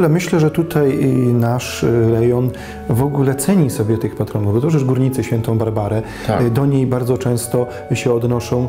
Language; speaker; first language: Polish; native; Polish